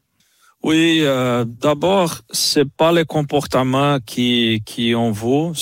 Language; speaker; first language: French; non-native, fluent; Portuguese